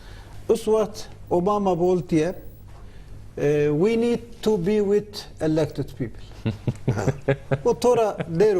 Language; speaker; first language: Hindi; non-native, learner; Turkish